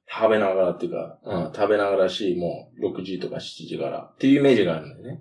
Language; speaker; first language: Japanese; non-native, fluent; English